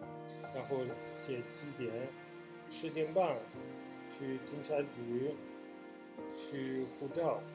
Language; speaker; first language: Chinese; non-native, fluent; Italian